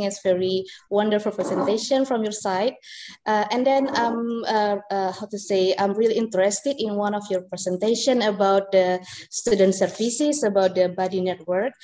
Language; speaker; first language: English; non-native, fluent; Indonesian